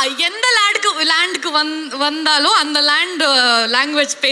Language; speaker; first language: Tamil; non-native, learner; Kannada